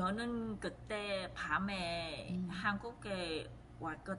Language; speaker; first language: Korean; non-native, fluent; Vietnamese